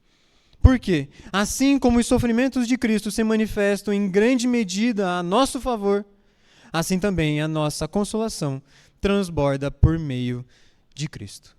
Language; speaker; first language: Portuguese; native; Portuguese